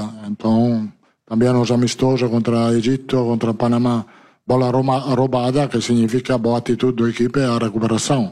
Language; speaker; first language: Portuguese; non-native, learner; Italian